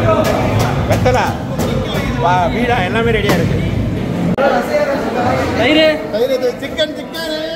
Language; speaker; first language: Tamil; native; Tamil